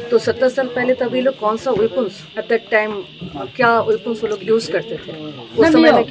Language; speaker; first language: Hindi; native; Hindi